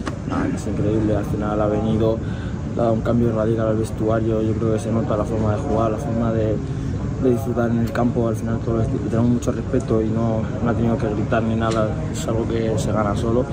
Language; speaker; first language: Spanish; native; Spanish